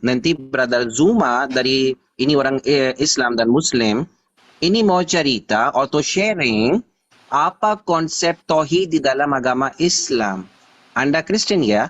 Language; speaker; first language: Indonesian; non-native, learner; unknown